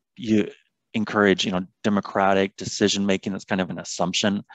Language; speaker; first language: English; native; English